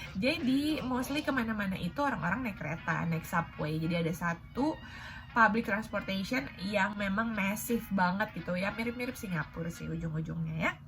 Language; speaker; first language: Indonesian; native; Indonesian